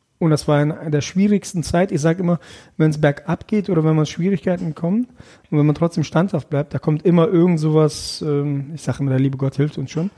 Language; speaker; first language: German; early bilingual, other home language; Russian